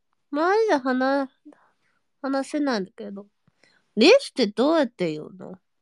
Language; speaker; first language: Japanese; non-native, fluent; English